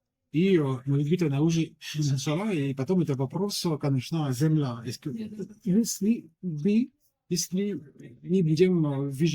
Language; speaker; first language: Russian; non-native, learner; French